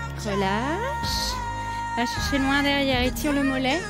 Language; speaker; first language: French; native; French